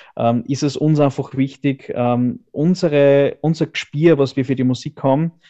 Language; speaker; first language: German; native; German